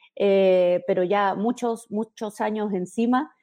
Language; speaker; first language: Spanish; native; Spanish